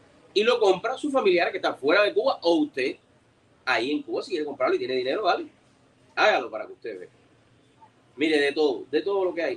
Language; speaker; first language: Spanish; native; Spanish